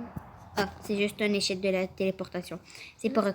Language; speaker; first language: French; native; French